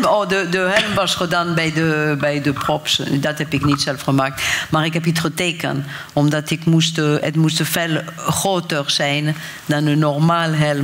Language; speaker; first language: Dutch; non-native, fluent; French